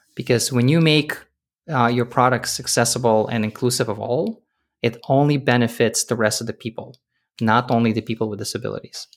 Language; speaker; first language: English; early bilingual, other home language; Russian